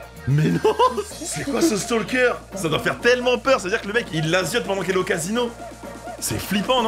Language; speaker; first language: French; native; French